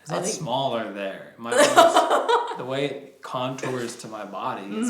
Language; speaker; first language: English; native; English